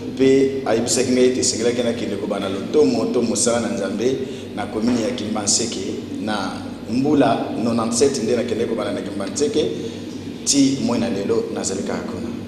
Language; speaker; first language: Lingala; native; Lingala